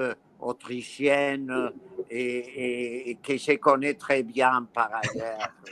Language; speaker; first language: French; non-native, fluent; Spanish